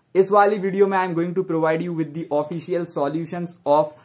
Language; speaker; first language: Hindi; native; Hindi